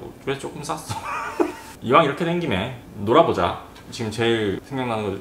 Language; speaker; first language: Korean; native; Korean